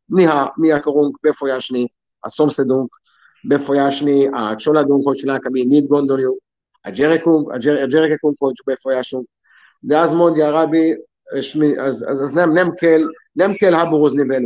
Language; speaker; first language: Hungarian; non-native, learner; Hebrew